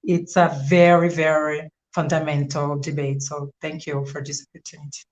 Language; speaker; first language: English; non-native, fluent; Portuguese